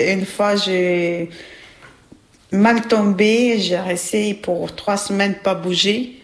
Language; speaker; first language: French; non-native, learner; Albanian